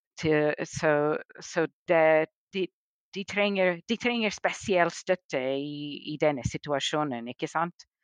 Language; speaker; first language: Norwegian; non-native, fluent; English